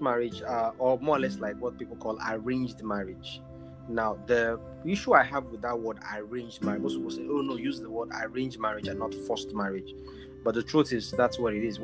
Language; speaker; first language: English; non-native, local second language; Arabic